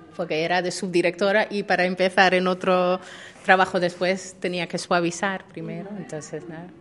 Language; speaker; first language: Spanish; non-native, fluent; Dutch